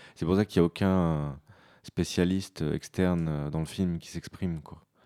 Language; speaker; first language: French; native; French